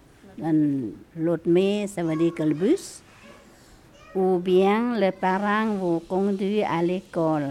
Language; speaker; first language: French; non-native, learner; Lao